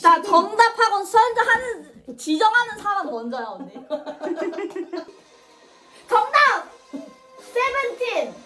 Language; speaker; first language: Korean; native; Korean